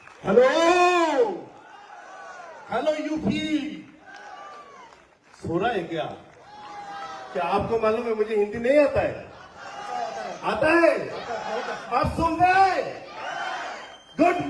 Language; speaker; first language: Hindi; non-native, learner; Bangla